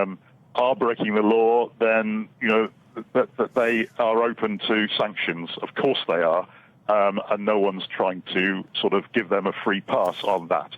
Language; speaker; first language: English; native; English